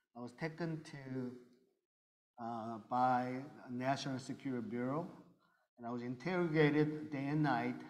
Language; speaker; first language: English; early bilingual, other home language; Korean